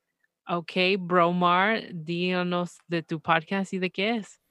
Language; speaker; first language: Spanish; early bilingual, heritage; Spanish